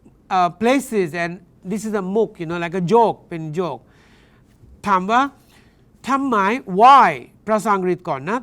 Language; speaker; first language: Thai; non-native, learner; English